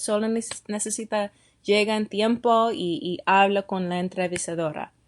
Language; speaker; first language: Spanish; non-native, fluent; English